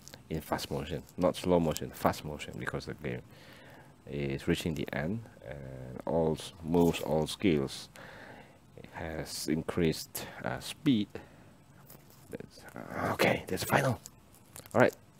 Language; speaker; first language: English; non-native, fluent; Indonesian